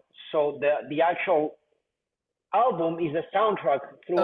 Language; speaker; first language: English; non-native, fluent; Spanish